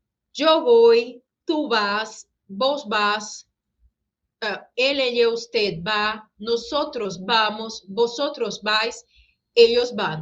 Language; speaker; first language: Spanish; non-native, fluent; Portuguese